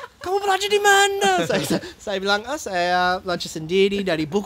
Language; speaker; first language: Indonesian; non-native, fluent; English